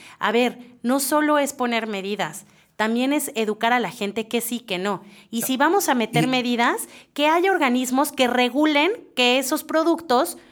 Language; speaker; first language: Spanish; native; Spanish